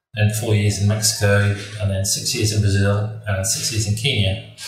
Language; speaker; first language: English; native; English